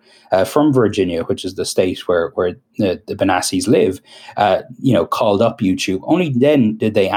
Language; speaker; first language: English; native; English